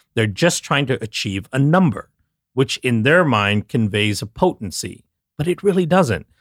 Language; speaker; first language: English; non-native, local second language; Tamil